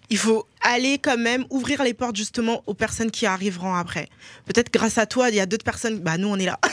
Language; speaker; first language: French; early bilingual, other home language; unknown